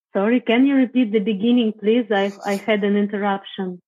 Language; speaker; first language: English; non-native, fluent; Russian